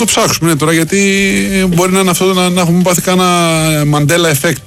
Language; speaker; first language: Greek; native; Greek